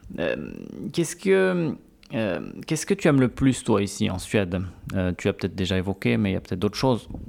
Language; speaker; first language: French; native; French